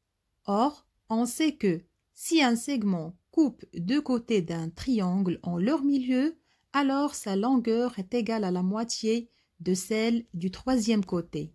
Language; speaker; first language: French; non-native, local second language; Arabic